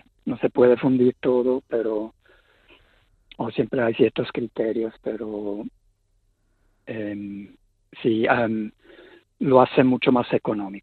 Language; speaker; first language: Spanish; non-native, fluent; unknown